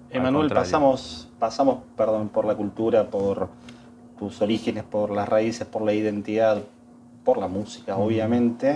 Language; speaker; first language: Spanish; native; Spanish